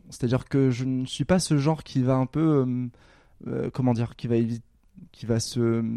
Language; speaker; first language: French; non-native, local second language; Arabic